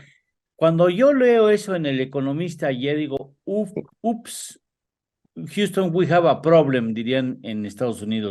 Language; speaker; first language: Spanish; native; Spanish